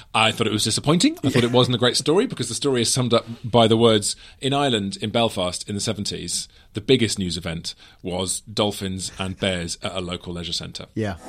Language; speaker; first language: English; native; English